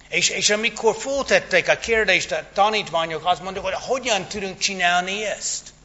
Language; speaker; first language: Hungarian; non-native, fluent; English